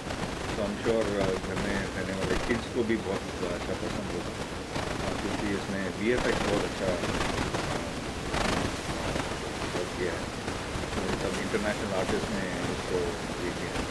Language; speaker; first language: Hindi; non-native, local second language; Tamil